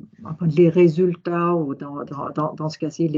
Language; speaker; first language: French; non-native, fluent; Norwegian